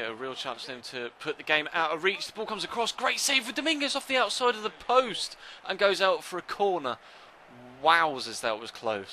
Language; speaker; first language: English; native; English